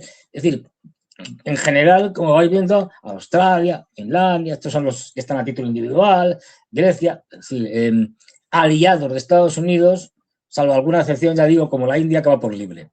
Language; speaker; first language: Spanish; native; Spanish